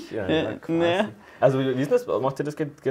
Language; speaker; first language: German; native; German